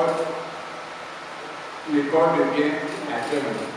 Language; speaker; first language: French; non-native, local second language; Basaa